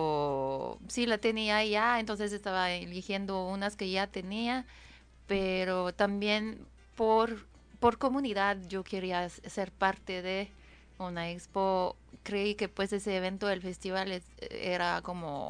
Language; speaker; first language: Spanish; non-native, fluent; French